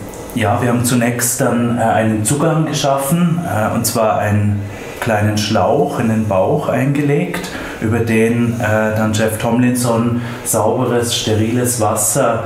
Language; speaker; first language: German; native; German